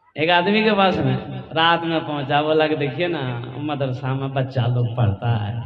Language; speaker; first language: Hindi; non-native, local second language; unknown